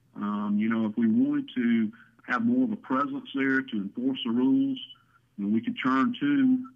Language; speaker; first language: English; native; English